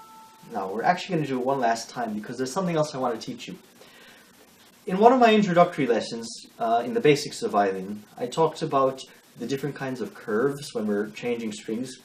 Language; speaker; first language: English; native; English